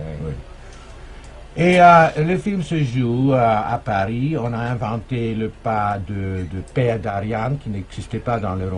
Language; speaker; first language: French; non-native, fluent; German